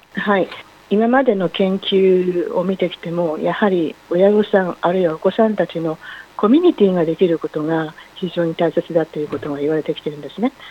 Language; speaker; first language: Japanese; native; Japanese